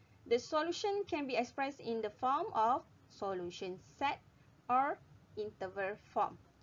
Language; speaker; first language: English; non-native, local second language; Malay